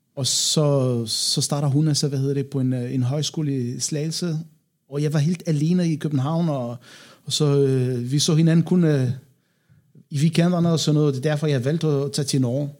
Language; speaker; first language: Danish; non-native, fluent; Arabic